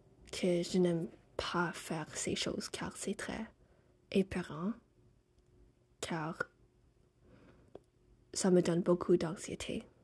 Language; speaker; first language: French; non-native, fluent; English